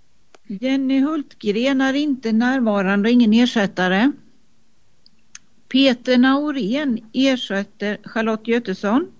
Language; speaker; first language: Swedish; native; Swedish